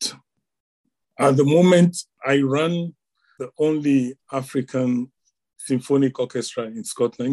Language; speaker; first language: English; non-native, local second language; Ewe